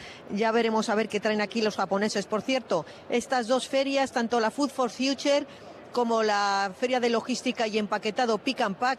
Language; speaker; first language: Spanish; native; Spanish